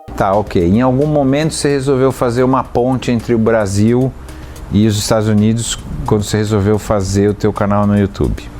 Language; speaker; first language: Portuguese; native; Portuguese